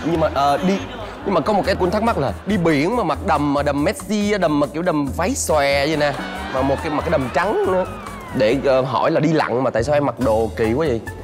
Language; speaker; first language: Vietnamese; native; Vietnamese